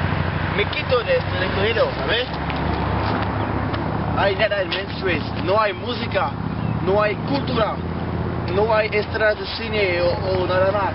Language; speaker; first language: Spanish; non-native, learner; English